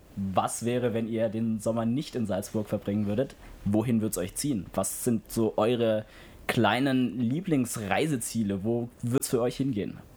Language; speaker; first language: German; native; German